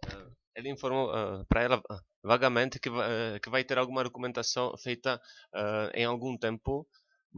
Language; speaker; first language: Portuguese; non-native, fluent; Czech